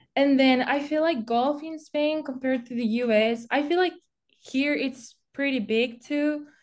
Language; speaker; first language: English; non-native, fluent; Spanish